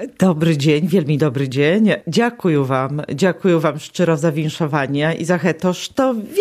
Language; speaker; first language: Polish; non-native, local second language; Belarusian